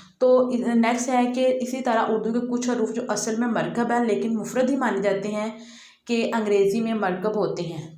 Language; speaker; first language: Urdu; native; Urdu